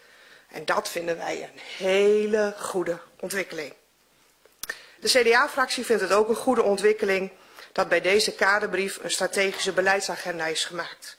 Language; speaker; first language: Dutch; native; Dutch